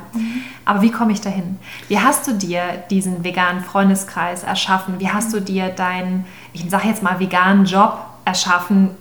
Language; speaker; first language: German; native; German